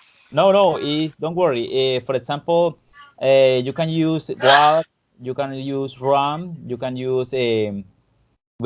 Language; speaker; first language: English; non-native, fluent; Spanish